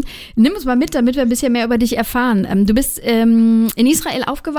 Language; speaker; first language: German; native; German